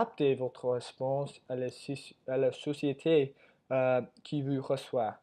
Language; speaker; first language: French; non-native, learner; English